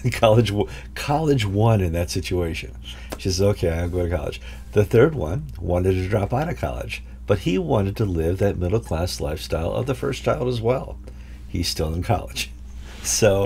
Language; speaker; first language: English; native; English